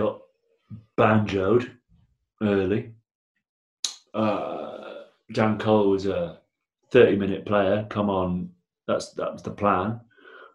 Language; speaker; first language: English; native; English